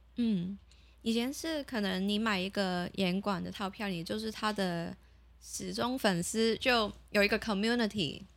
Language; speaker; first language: Chinese; non-native, local second language; Cantonese